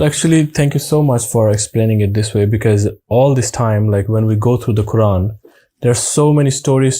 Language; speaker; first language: English; non-native, local second language; Urdu